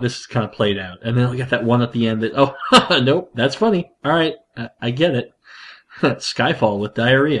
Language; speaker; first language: English; native; English